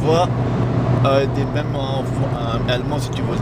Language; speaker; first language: French; non-native, fluent; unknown